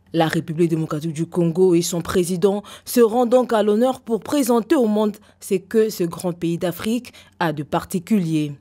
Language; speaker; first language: French; non-native, local second language; Lingala